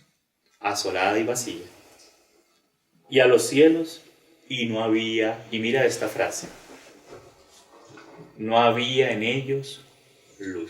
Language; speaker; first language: Spanish; native; Spanish